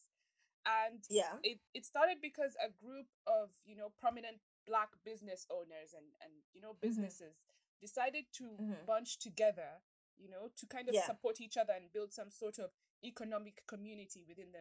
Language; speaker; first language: English; non-native, local second language; Ganda